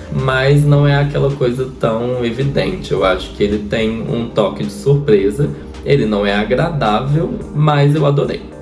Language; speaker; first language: Portuguese; native; Portuguese